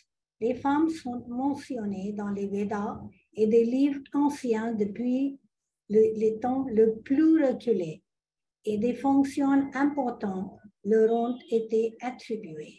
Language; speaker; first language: French; non-native, fluent; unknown